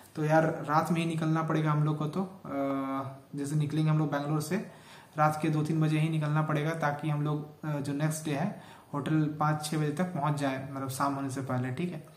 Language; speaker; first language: Hindi; native; Hindi